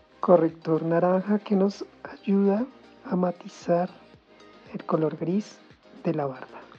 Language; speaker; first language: Spanish; native; Spanish